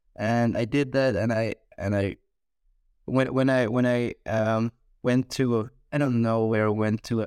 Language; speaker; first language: English; non-native, fluent; German